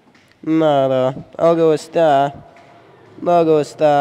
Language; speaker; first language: Spanish; non-native, learner; English